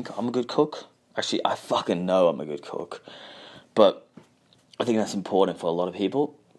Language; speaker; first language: English; native; English